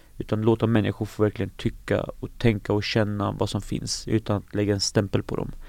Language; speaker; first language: Swedish; early bilingual, other home language; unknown